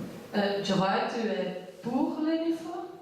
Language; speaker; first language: French; non-native, learner; Dutch